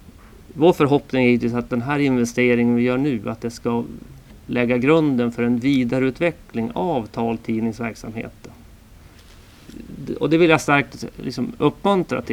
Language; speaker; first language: Swedish; native; Swedish